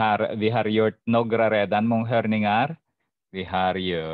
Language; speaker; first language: Swedish; non-native, fluent; Arabic